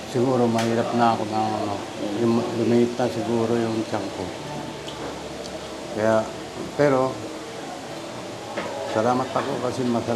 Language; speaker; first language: Filipino; non-native, learner; Japanese